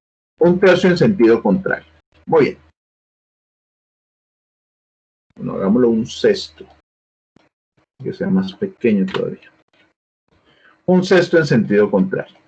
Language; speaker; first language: Spanish; native; Spanish